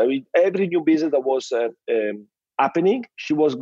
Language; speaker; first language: English; non-native, fluent; Italian